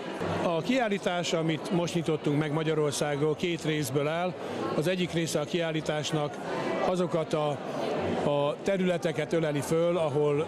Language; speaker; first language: Hungarian; native; Hungarian